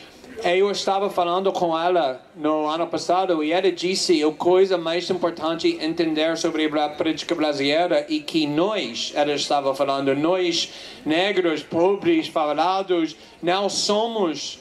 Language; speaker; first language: Portuguese; non-native, fluent; English